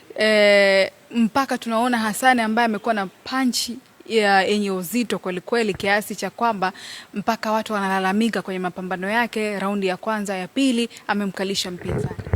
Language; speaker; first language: Swahili; native; Swahili